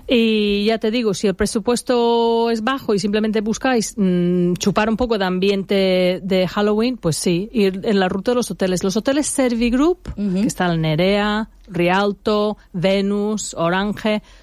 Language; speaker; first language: Spanish; non-native, fluent; English